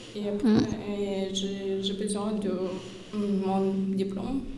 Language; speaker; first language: French; non-native, fluent; Ukrainian